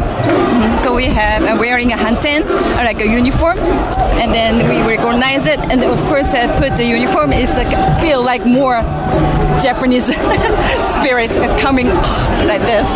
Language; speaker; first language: English; non-native, learner; Japanese